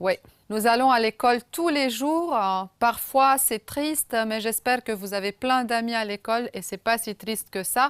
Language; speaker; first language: French; non-native, fluent; Romanian